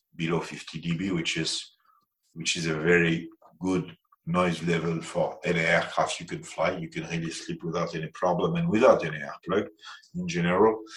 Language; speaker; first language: English; non-native, fluent; French